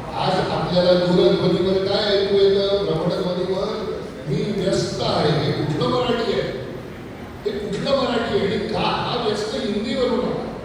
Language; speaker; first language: Marathi; non-native, local second language; Konkani